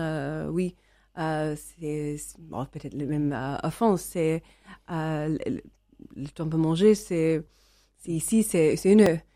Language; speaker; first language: French; non-native, learner; English